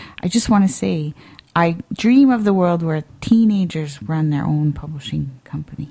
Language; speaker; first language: English; native; English